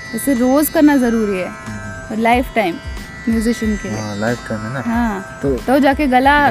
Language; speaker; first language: Hindi; native; Hindi